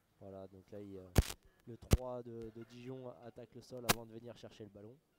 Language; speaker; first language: French; native; French